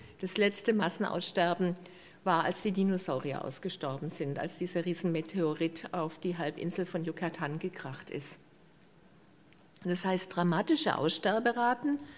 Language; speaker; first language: German; native; German